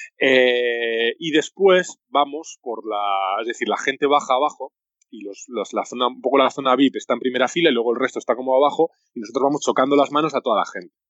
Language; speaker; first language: Spanish; native; Spanish